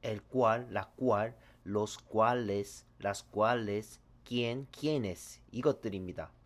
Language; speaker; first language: Spanish; non-native, fluent; Korean